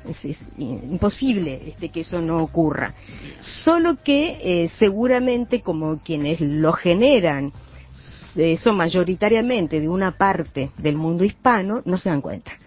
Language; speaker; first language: Spanish; native; Spanish